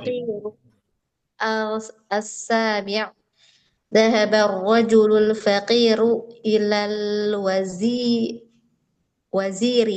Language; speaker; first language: Arabic; non-native, learner; Indonesian